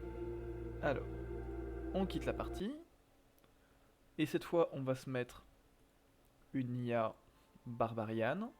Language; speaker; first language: French; native; French